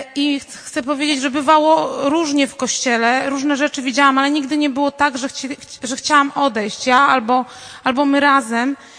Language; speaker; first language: Polish; native; Polish